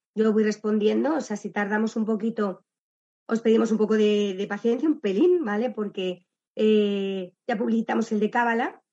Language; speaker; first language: Spanish; native; Spanish